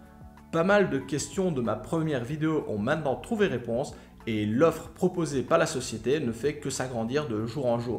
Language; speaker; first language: French; native; French